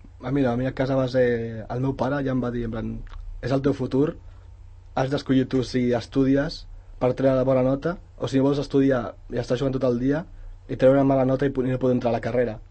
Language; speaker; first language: Catalan; non-native, local second language; Spanish